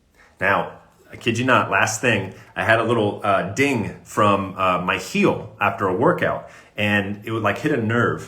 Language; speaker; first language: English; native; English